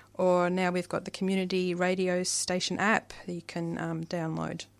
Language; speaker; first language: English; native; English